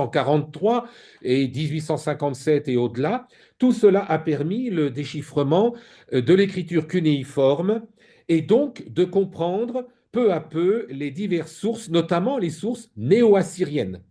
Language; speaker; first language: French; native; French